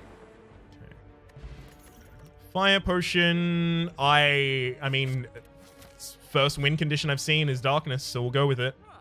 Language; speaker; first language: English; native; English